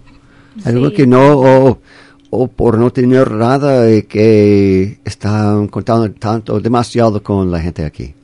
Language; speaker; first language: Spanish; non-native, fluent; English